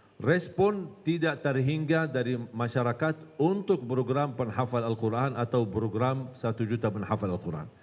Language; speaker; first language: Malay; non-native, fluent; Arabic